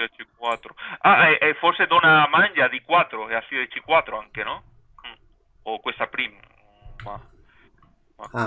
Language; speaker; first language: Italian; non-native, fluent; Spanish